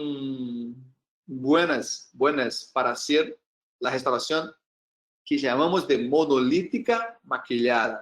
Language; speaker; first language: Spanish; non-native, learner; Portuguese